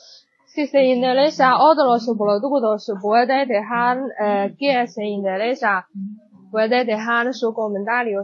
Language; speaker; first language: Spanish; non-native, learner; Chinese